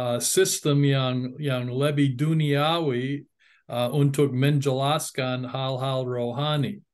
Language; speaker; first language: Indonesian; non-native, fluent; English